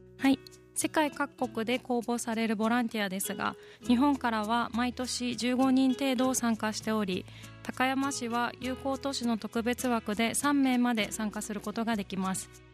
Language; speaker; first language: Japanese; native; Japanese